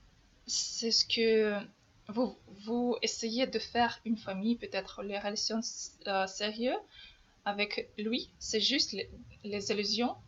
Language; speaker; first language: French; non-native, fluent; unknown